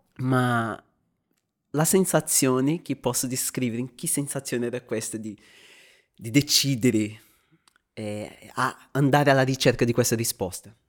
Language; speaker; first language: Italian; non-native, fluent; Portuguese